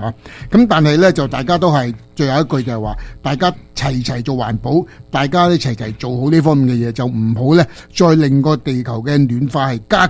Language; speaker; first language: Chinese; native; Chinese